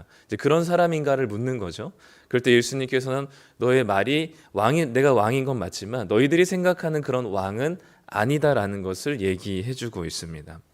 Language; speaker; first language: Korean; native; Korean